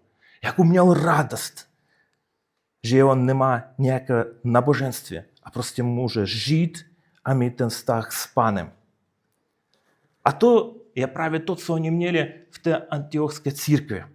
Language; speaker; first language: Czech; non-native, fluent; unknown